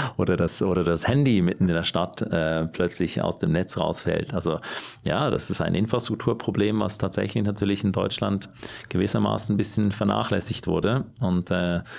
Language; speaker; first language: German; native; German